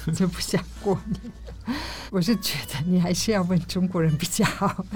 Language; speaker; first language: Chinese; non-native, fluent; German